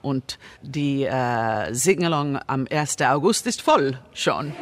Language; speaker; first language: German; non-native, learner; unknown